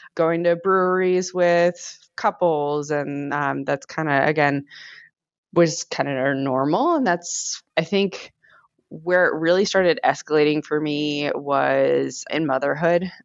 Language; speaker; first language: English; native; English